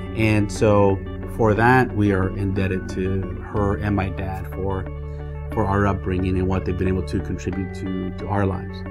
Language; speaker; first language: English; native; English